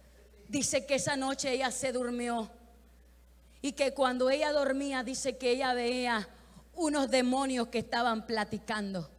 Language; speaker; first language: Spanish; native; Spanish